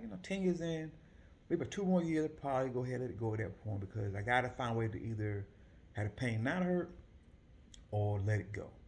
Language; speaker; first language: English; native; English